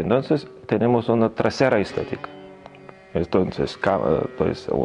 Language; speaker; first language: Spanish; non-native, learner; Russian